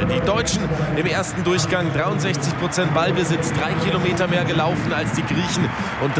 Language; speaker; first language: German; native; German